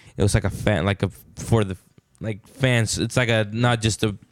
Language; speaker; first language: English; non-native, fluent; Spanish